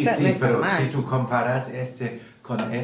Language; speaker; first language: Spanish; non-native, learner; German